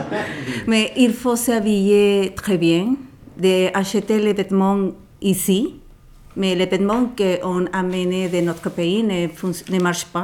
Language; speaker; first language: French; non-native, fluent; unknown